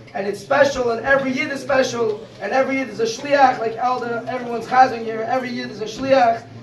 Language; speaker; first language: English; native; English